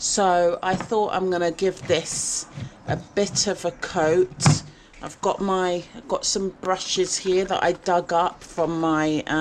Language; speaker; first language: English; native; English